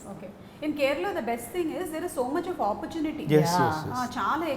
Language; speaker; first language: Telugu; native; Telugu